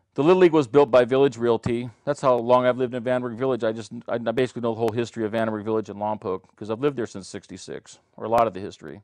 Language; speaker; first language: English; native; English